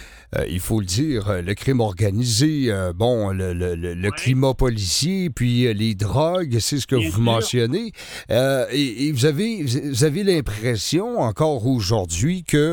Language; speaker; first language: French; native; French